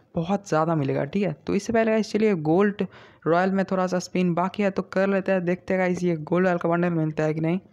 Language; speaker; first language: Hindi; non-native, local second language; Bangla